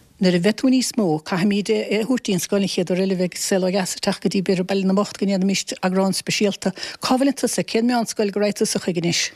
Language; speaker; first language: Irish; native; Irish